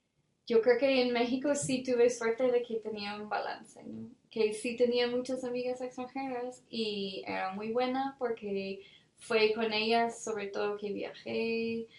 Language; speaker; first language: Spanish; non-native, fluent; English